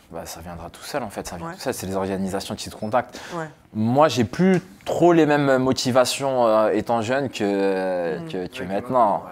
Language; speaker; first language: French; native; French